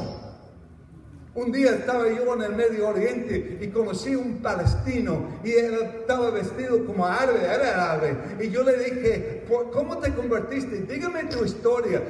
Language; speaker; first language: Spanish; non-native, fluent; English